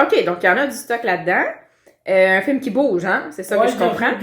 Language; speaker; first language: French; native; French